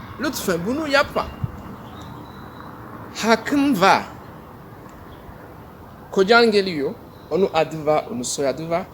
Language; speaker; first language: Turkish; non-native, learner; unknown